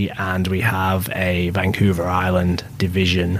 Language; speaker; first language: English; native; English